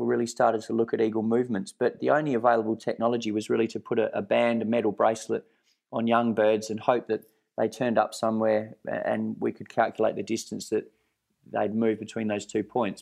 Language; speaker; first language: English; native; English